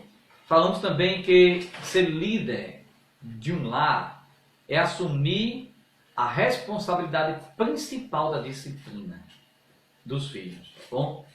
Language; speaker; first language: Portuguese; native; Portuguese